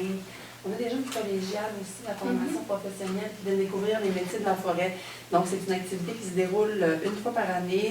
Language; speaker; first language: French; native; French